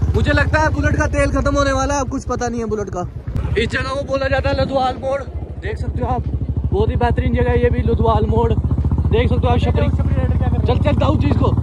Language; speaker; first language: Hindi; native; Hindi